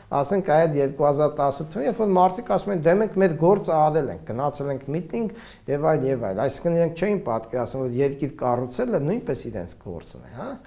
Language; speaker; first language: Armenian; native; Armenian